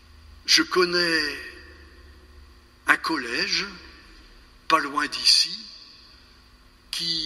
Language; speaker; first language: French; native; French